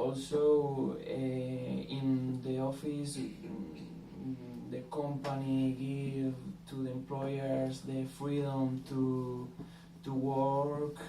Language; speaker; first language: English; non-native, learner; Spanish